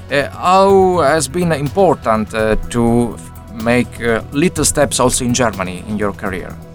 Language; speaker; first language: English; non-native, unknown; Italian